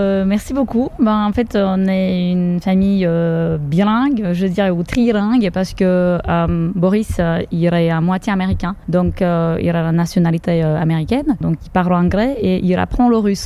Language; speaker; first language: French; non-native, fluent; Slovak